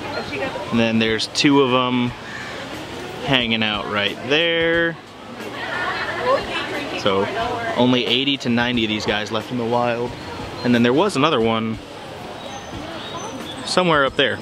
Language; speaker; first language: English; native; English